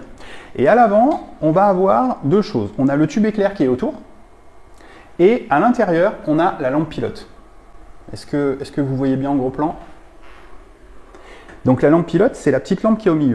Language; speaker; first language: French; native; French